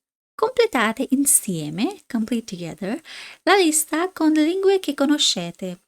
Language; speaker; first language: Italian; non-native, fluent; English